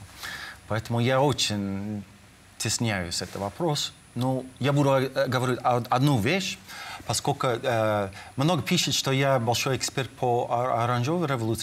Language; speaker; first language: Russian; non-native, fluent; English